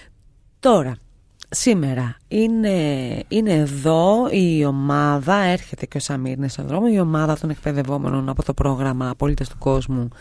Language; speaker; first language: Greek; native; Greek